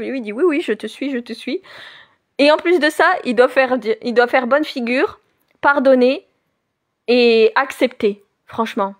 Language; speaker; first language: French; native; French